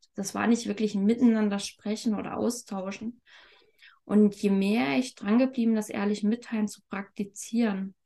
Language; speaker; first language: German; native; German